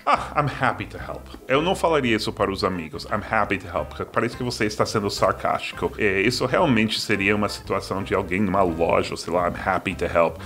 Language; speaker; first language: Portuguese; non-native, fluent; English